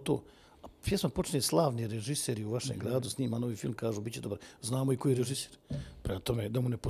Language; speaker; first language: Serbian; native; Serbian